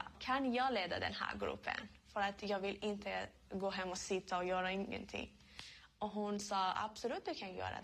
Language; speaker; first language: Swedish; non-native, learner; Persian